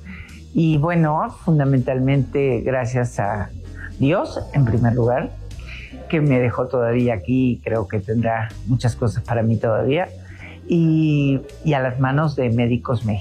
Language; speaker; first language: Spanish; native; Spanish